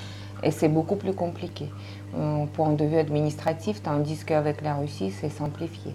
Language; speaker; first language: French; non-native, fluent; Russian